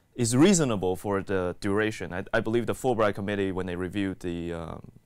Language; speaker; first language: English; native; English